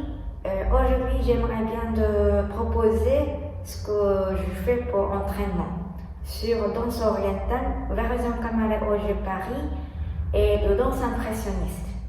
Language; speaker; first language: French; non-native, learner; Japanese